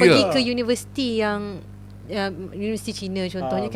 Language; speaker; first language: Malay; native; Malay